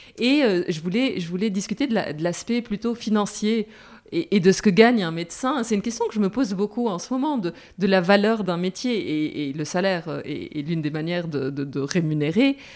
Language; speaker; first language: French; native; French